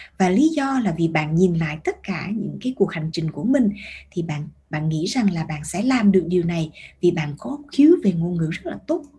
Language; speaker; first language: Vietnamese; early bilingual, heritage; Vietnamese